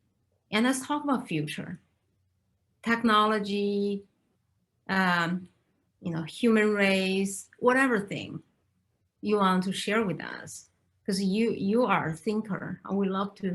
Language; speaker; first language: English; non-native, fluent; Chinese